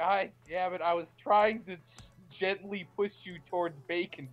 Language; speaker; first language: English; native; English